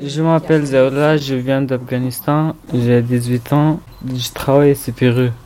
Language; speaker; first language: French; non-native, learner; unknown